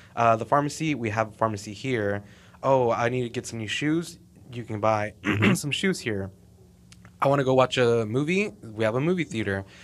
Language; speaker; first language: English; native; English